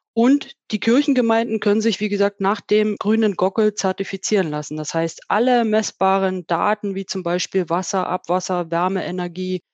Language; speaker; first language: German; native; German